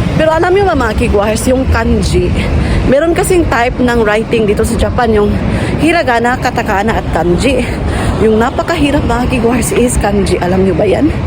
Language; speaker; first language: Filipino; non-native, local second language; Cebuano